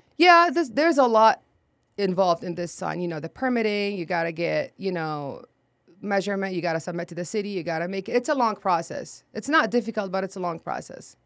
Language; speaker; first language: English; non-native, fluent; Arabic